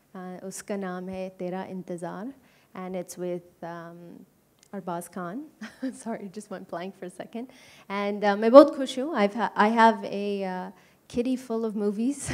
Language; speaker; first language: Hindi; non-native, learner; English